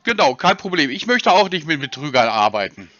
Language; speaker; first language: German; native; German